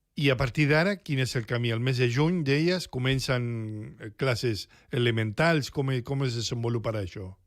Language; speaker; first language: Catalan; native; Catalan